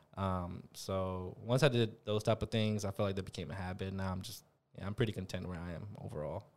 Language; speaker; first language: English; native; English